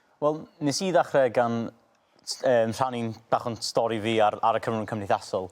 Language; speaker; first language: Welsh; native; Welsh